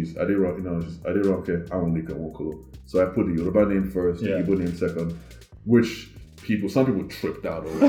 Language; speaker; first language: English; non-native, local second language; Igbo